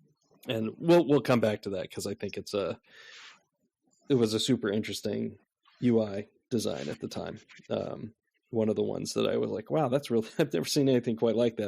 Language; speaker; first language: English; native; English